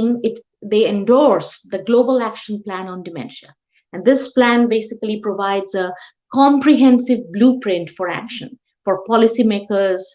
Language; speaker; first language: English; non-native, local second language; Bangla